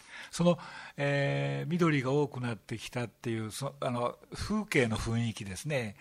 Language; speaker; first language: Japanese; native; Japanese